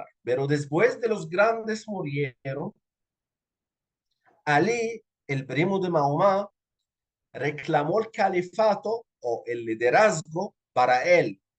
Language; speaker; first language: Spanish; non-native, fluent; Arabic